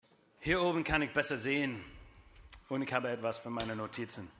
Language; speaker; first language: German; non-native, fluent; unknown